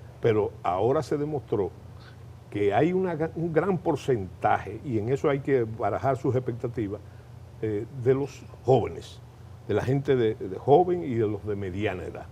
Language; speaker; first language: Spanish; native; Spanish